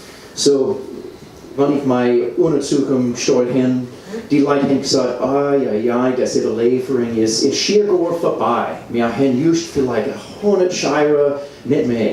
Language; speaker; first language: German; non-native, learner; English